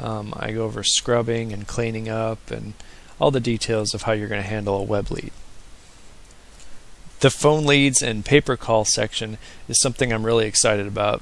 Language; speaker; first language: English; native; English